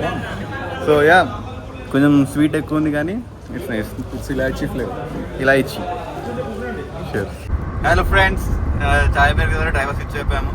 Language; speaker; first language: Telugu; native; Telugu